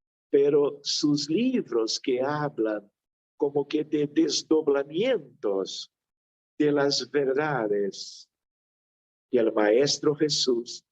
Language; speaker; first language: Spanish; non-native, fluent; Portuguese